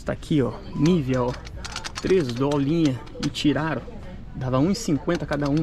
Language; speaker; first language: Portuguese; native; Portuguese